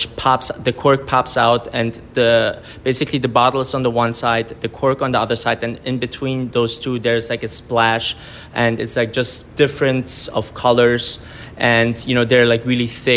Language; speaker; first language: English; non-native, fluent; German